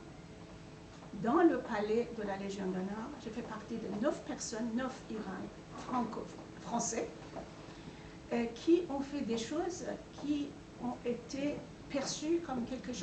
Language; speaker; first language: French; non-native, fluent; Persian